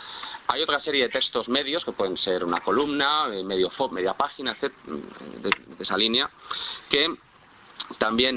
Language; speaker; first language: Spanish; native; Spanish